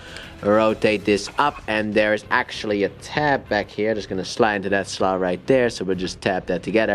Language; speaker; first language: English; native; English